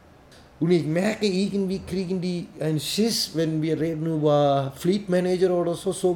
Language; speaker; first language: German; non-native, fluent; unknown